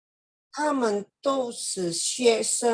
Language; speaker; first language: Chinese; non-native, learner; Indonesian